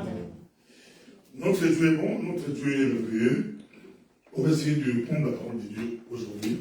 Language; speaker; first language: French; non-native, local second language; Lingala